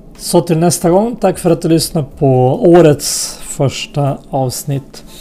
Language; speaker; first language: Swedish; early bilingual, other home language; Spanish